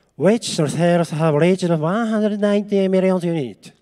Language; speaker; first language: English; non-native, learner; Japanese